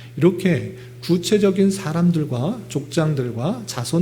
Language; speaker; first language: Korean; native; Korean